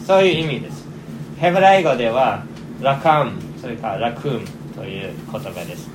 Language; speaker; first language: Japanese; non-native, fluent; English